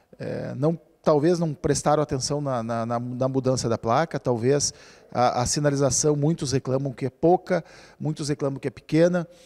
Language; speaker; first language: Portuguese; native; Portuguese